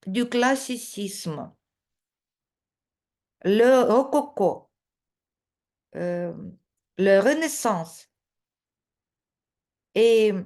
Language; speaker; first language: French; non-native, fluent; Russian